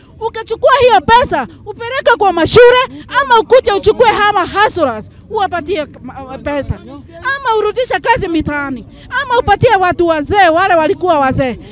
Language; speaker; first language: Swahili; non-native, local second language; Kikuyu